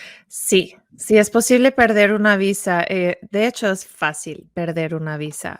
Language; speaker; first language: Spanish; non-native, fluent; English